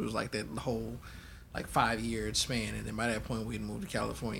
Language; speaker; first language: English; native; English